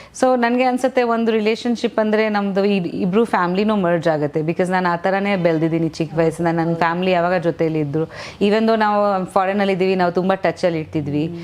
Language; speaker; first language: Kannada; non-native, fluent; Bangla